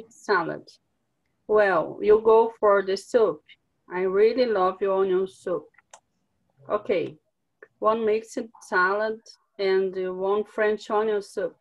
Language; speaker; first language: English; non-native, learner; Portuguese